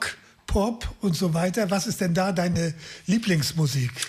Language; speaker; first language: German; native; German